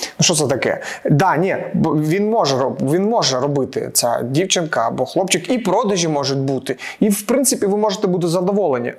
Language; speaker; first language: Ukrainian; non-native, local second language; Russian